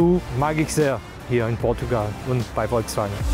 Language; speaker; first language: German; non-native, fluent; Portuguese